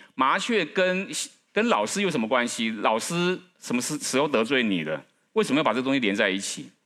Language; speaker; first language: Chinese; native; Chinese